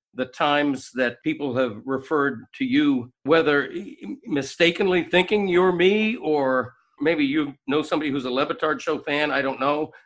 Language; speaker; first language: English; native; English